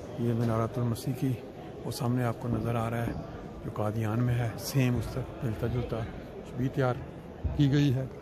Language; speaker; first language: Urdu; non-native, local second language; Punjabi